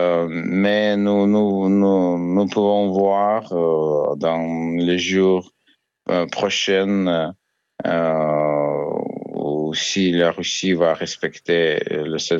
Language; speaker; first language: French; non-native, learner; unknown